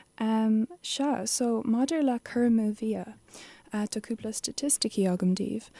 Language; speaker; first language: Irish; non-native, local second language; English